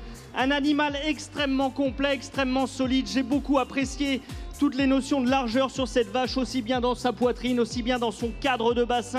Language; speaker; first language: French; native; French